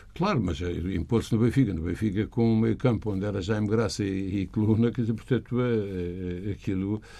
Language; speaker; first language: Portuguese; native; Portuguese